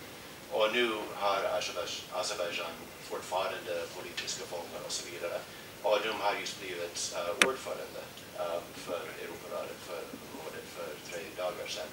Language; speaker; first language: Swedish; non-native, fluent; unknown